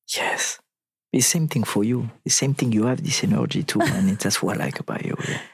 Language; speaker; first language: English; non-native, fluent; French